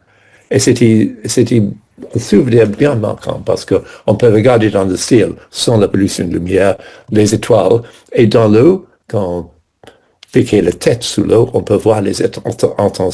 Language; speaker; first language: French; non-native, fluent; English